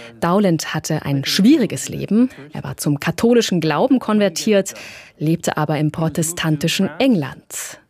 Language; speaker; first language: German; native; German